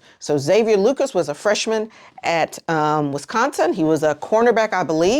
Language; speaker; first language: English; native; English